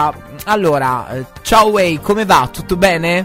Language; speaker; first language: Italian; native; Italian